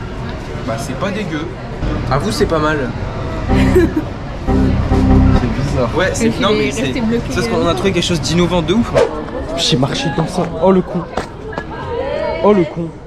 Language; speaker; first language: French; native; French